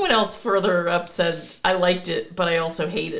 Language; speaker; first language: English; native; English